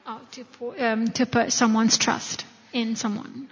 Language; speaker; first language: English; non-native, fluent; Italian